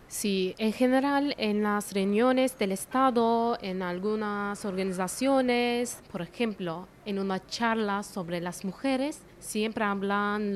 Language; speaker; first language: Spanish; non-native, fluent; Turkish